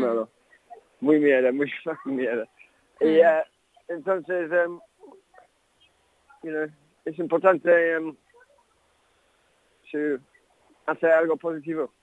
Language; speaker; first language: Spanish; non-native, learner; English